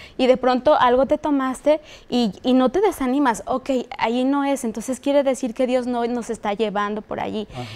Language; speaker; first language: Spanish; native; Spanish